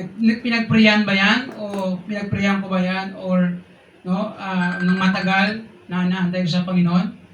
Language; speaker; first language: Filipino; non-native, local second language; Hiligaynon